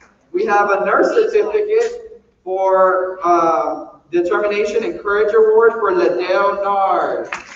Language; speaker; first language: English; early bilingual, other home language; Spanish